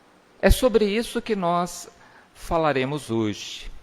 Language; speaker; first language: Portuguese; native; Portuguese